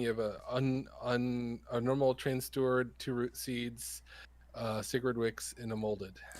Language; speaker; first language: English; native; English